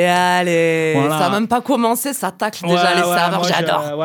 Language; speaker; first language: French; native; French